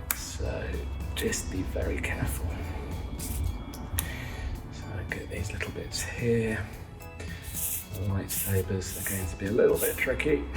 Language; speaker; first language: English; native; English